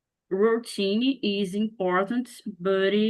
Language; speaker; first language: English; non-native, learner; Portuguese